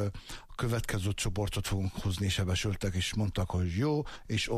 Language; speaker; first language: Hungarian; non-native, fluent; Arabic